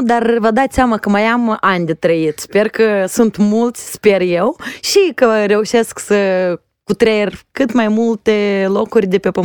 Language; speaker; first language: Romanian; native; Romanian